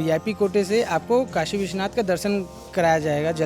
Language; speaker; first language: Hindi; native; Hindi